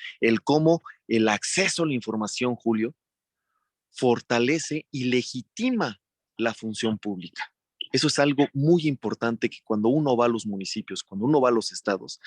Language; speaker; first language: Spanish; native; Spanish